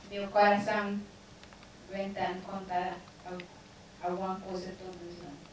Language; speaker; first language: Portuguese; non-native, learner; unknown